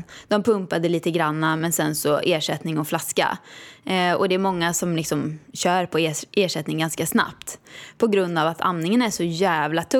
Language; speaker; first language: Swedish; native; Swedish